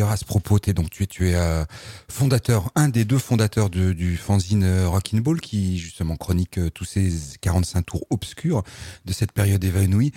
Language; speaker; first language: French; native; French